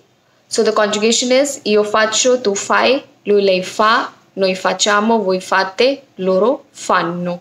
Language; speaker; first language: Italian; non-native, fluent; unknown